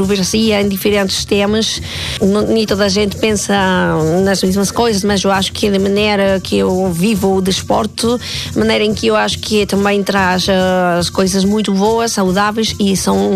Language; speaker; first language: Portuguese; non-native, fluent; Spanish